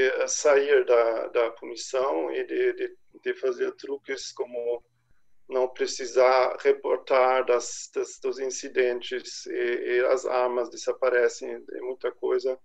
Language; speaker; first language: Portuguese; non-native, fluent; German